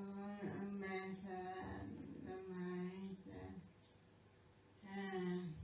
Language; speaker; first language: Swedish; non-native, fluent; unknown